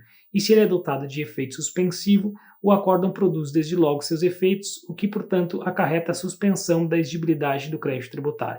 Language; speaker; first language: Portuguese; native; Portuguese